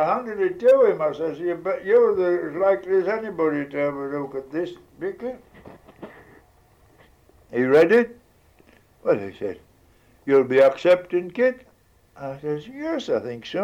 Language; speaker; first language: English; native; English